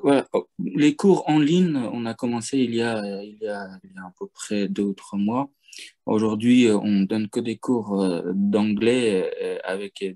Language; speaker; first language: French; non-native, fluent; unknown